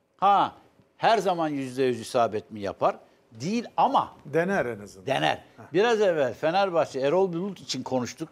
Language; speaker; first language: Turkish; native; Turkish